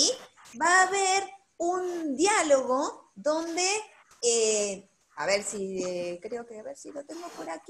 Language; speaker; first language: Spanish; native; Spanish